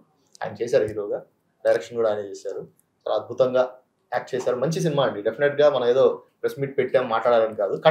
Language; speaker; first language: Telugu; native; Telugu